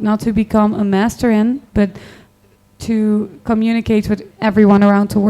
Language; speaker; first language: English; non-native, fluent; Dutch